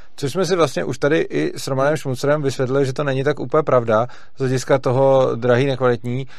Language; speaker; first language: Czech; native; Czech